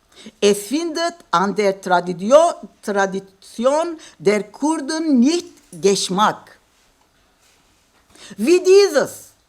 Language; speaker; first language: German; non-native, fluent; Kurdish